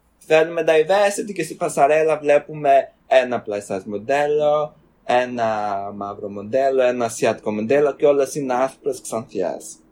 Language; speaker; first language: Greek; early bilingual, other home language; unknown